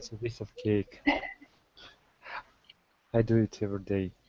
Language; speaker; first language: English; non-native, learner; Russian